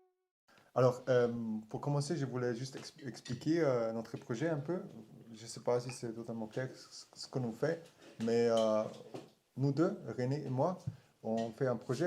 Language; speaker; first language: French; non-native, learner; German